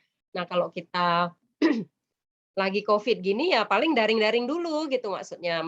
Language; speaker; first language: Indonesian; native; Indonesian